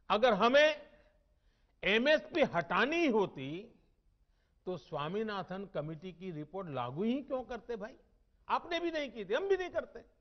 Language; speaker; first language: Hindi; non-native, local second language; Gujarati